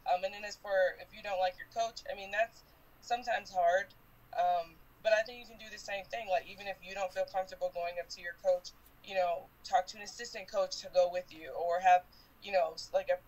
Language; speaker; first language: English; native; English